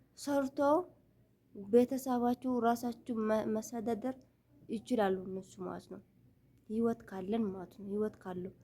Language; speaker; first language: Amharic; non-native, local second language; Tigrinya